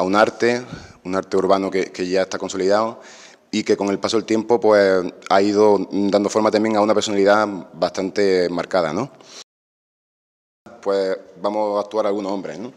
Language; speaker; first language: Spanish; native; Spanish